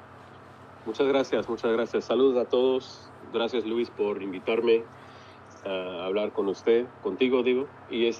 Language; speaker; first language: Spanish; early bilingual, heritage; English